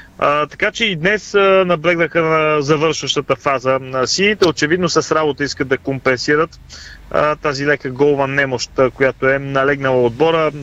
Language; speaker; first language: Bulgarian; native; Bulgarian